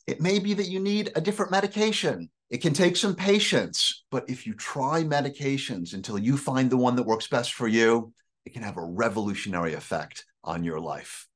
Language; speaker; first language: English; native; English